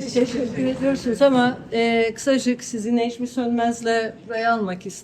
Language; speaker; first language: Turkish; native; Turkish